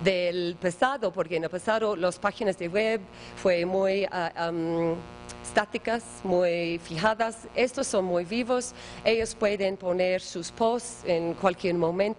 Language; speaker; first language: Spanish; non-native, learner; English